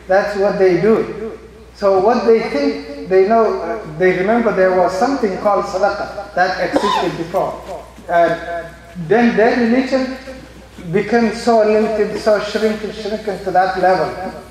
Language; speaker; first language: English; non-native, fluent; Somali